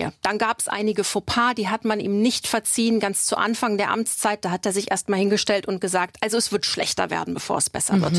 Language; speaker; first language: German; native; German